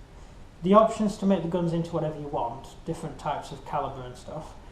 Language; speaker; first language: English; native; English